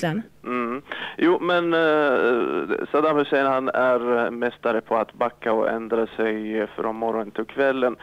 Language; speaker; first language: Swedish; non-native, fluent; Arabic